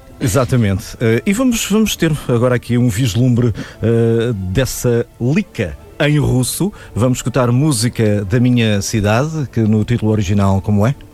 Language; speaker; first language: Portuguese; native; Portuguese